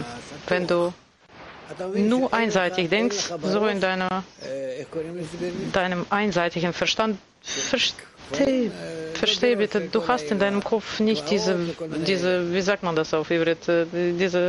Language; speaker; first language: German; non-native, fluent; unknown